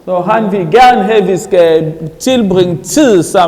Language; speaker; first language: Danish; non-native, learner; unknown